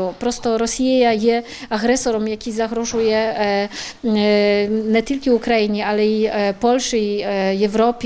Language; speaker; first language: Ukrainian; non-native, fluent; Polish